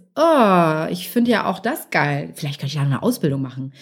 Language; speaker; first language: German; native; German